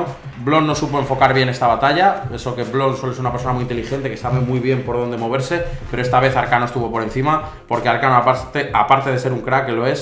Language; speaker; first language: Spanish; native; Spanish